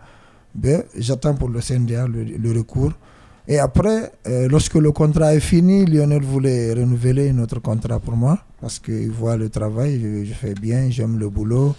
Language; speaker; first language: French; non-native, learner; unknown